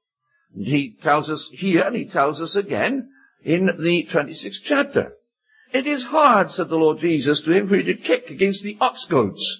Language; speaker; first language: English; native; English